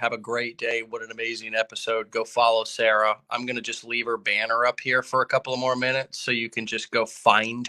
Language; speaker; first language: English; native; English